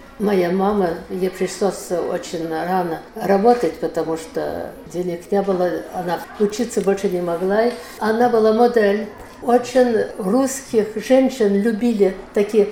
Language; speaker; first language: Russian; early bilingual, heritage; Russian